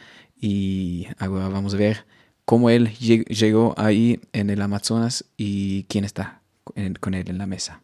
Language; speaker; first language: Spanish; non-native, fluent; German